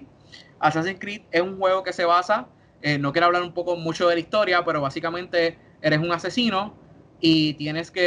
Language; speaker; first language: Spanish; native; Spanish